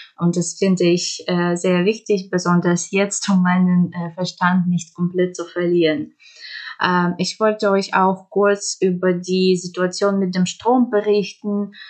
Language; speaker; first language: German; non-native, fluent; Ukrainian